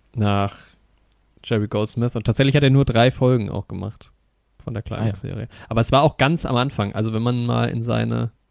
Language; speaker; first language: German; native; German